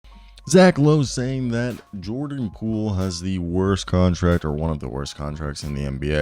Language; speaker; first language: English; native; English